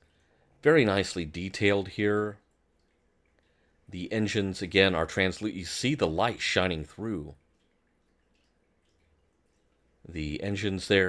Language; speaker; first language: English; native; English